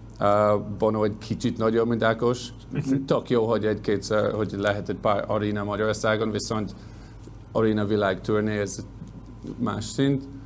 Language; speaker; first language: Hungarian; non-native, learner; English